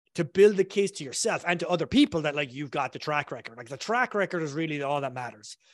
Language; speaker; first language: English; native; English